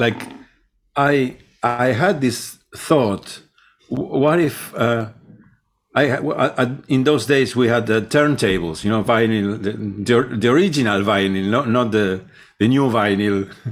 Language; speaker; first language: English; non-native, fluent; Spanish